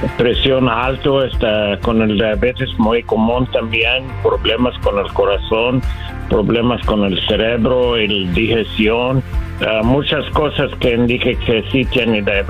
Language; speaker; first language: Spanish; non-native, learner; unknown